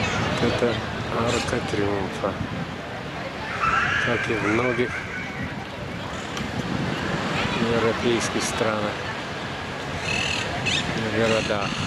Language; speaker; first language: Russian; non-native, fluent; Lithuanian